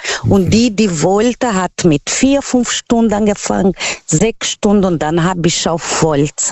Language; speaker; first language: German; non-native, learner; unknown